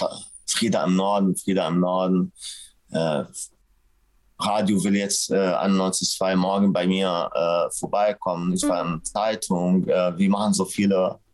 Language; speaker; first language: German; non-native, fluent; Arabic